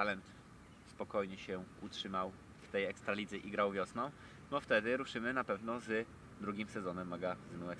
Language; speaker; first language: Polish; native; Polish